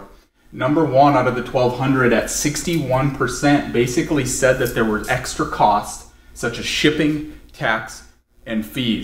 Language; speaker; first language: English; native; English